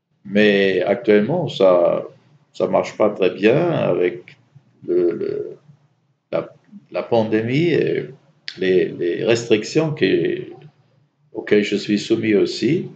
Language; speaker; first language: French; non-native, fluent; German